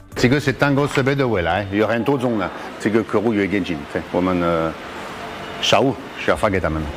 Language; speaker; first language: Chinese; non-native, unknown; French